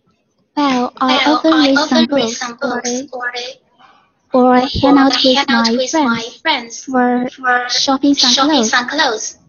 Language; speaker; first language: English; non-native, learner; Chinese